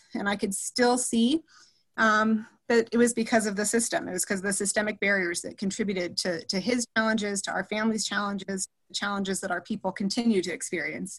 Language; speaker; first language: English; native; English